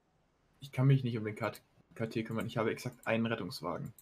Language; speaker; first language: German; native; German